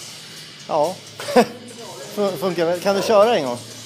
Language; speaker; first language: Swedish; native; Swedish